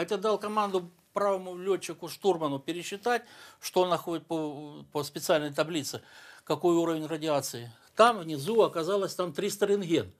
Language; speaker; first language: Russian; native; Russian